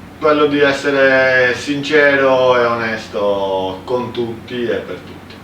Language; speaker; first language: Italian; native; Italian